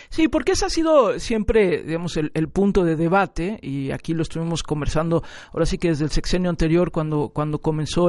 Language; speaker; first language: Spanish; native; Spanish